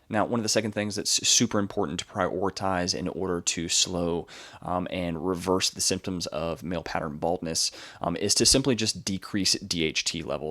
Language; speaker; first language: English; native; English